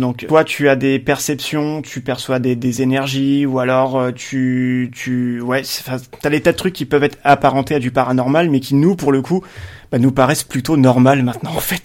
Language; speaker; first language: French; native; French